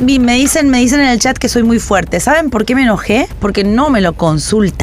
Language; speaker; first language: Spanish; native; Spanish